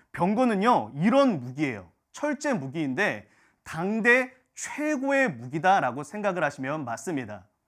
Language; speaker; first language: Korean; native; Korean